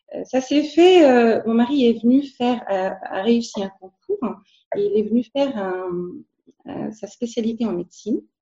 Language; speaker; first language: French; non-native, local second language; Arabic